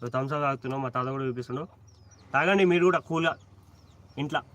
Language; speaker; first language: Telugu; non-native, local second language; Lambadi